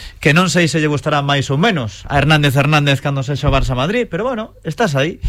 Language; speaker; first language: Galician; native; Galician